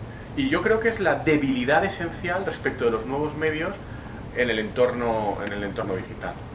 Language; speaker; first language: Spanish; native; Spanish